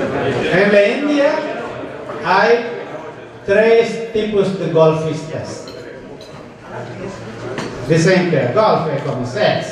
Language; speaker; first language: Spanish; non-native, learner; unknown